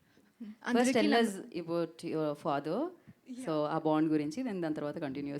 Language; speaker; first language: Telugu; native; Telugu